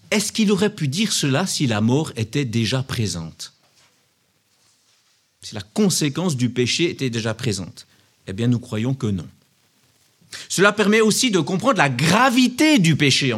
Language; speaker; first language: French; native; French